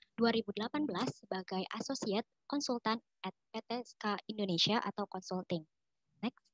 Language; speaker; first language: Indonesian; native; Indonesian